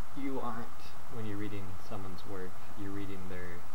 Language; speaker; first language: English; native; English